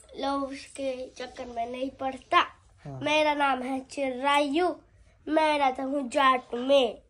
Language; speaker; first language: Hindi; native; Hindi